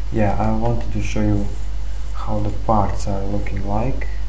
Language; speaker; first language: English; non-native, fluent; Serbian